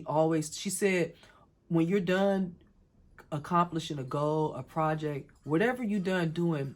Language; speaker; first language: English; native; English